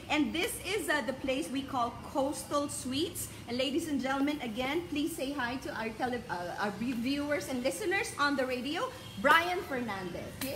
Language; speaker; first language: English; non-native, local second language; Filipino